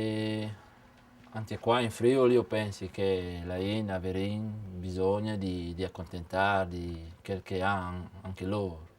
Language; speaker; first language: Italian; non-native, learner; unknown